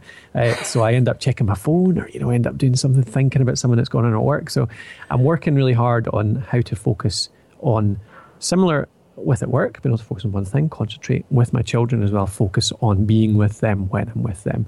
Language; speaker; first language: English; native; English